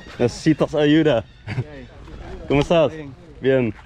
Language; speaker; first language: Spanish; non-native, learner; Dutch